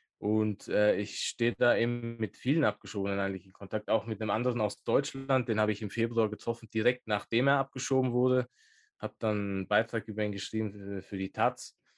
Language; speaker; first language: German; early bilingual, other home language; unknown